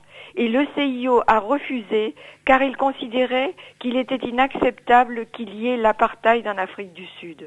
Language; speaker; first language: French; native; French